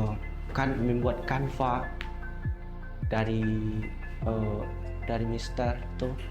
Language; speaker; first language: Indonesian; non-native, local second language; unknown